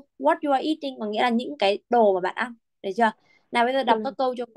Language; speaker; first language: Vietnamese; native; Vietnamese